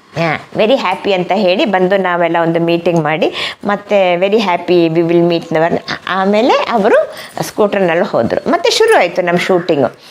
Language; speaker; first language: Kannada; non-native, fluent; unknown